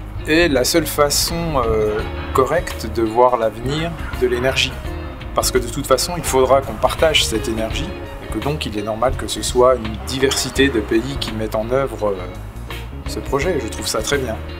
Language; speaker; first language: French; native; French